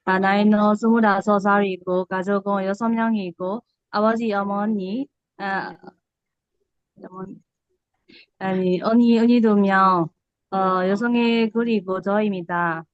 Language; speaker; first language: Korean; non-native, learner; Burmese